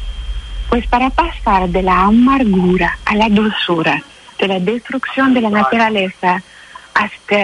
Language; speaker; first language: Spanish; non-native, fluent; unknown